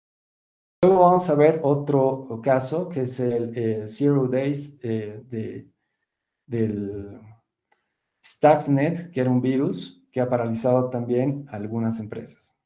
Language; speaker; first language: Spanish; native; Spanish